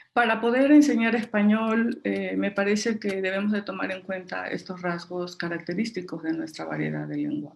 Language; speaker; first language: Spanish; native; Spanish